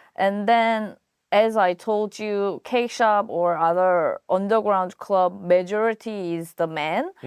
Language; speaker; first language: English; non-native, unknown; Korean